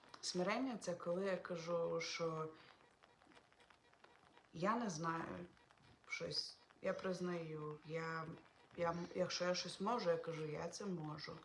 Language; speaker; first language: Ukrainian; non-native, local second language; Russian